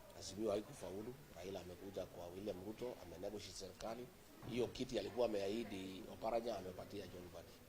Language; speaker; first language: Swahili; non-native, local second language; Kikuyu